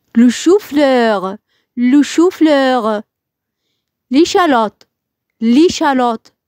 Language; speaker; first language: French; non-native, local second language; Arabic